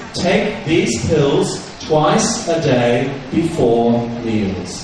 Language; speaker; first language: English; native; English